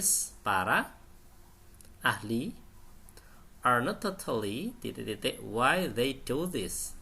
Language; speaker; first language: English; non-native, fluent; Indonesian